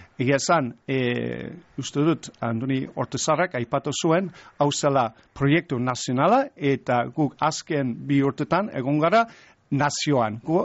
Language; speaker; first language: Basque; non-native, fluent; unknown